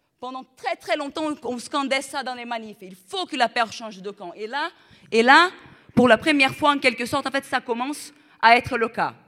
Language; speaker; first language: French; non-native, fluent; Portuguese